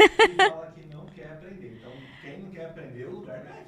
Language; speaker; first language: Portuguese; native; Portuguese